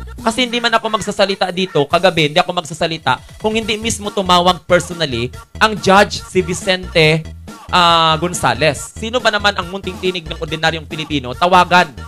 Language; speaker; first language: Filipino; non-native, local second language; Cebuano